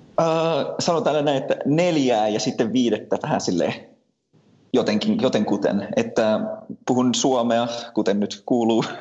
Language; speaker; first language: Finnish; early bilingual, heritage; Finnish